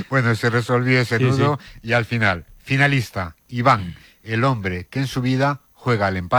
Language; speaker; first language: Spanish; native; Spanish